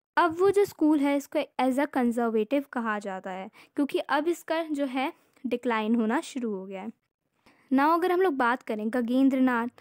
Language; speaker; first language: Hindi; native; Hindi